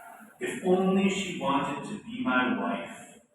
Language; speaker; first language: English; non-native, learner; Indonesian